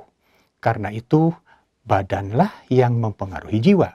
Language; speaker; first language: Indonesian; native; Indonesian